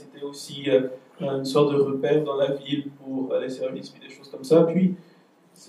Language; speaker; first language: French; native; French